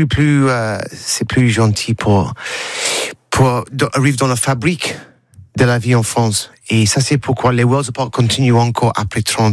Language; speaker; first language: French; non-native, learner; English